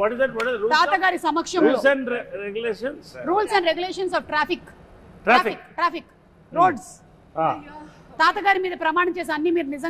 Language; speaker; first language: Telugu; native; Telugu